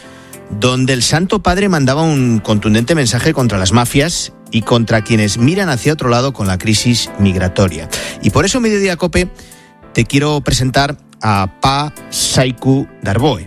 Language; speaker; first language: Spanish; native; Spanish